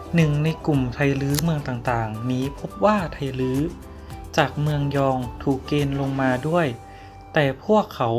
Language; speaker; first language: Thai; non-native, local second language; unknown